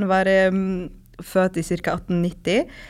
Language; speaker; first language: Norwegian; non-native, fluent; Polish